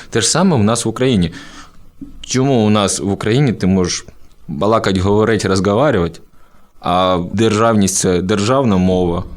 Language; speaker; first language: Ukrainian; native; Ukrainian